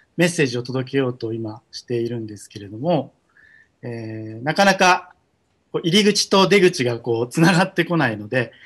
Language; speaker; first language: Japanese; native; Japanese